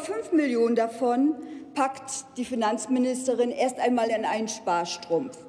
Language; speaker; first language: German; native; German